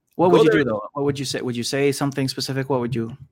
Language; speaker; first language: English; native; English